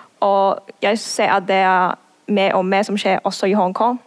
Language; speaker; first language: Norwegian; non-native, fluent; Cantonese